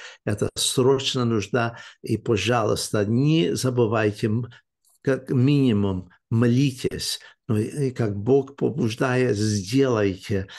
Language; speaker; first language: Russian; early bilingual, heritage; English